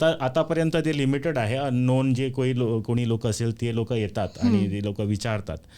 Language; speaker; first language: Marathi; non-native, local second language; Konkani